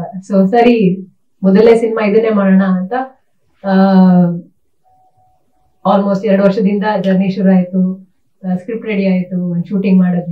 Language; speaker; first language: Kannada; native; Kannada